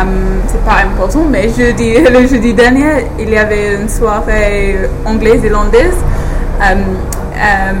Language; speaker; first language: French; non-native, learner; English